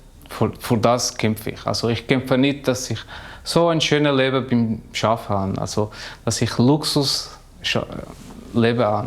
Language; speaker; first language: German; non-native, learner; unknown